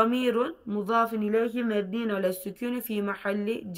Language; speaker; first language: Arabic; non-native, learner; Turkish